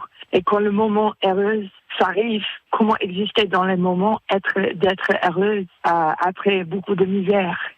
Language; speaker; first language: French; non-native, fluent; English